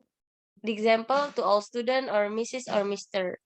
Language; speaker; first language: English; non-native, learner; Indonesian